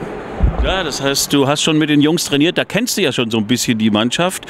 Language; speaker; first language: German; native; German